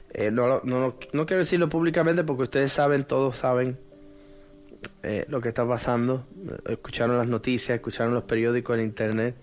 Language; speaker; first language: Spanish; native; Spanish